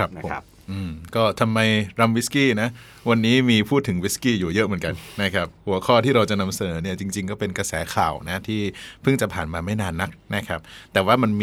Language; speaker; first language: Thai; native; Thai